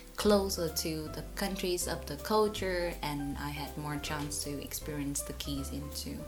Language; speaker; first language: English; non-native, fluent; Vietnamese